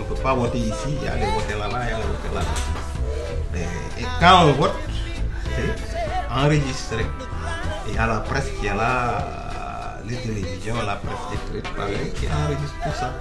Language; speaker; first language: French; non-native, local second language; Wolof